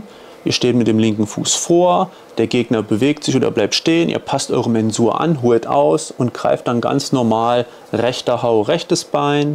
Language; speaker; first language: German; native; German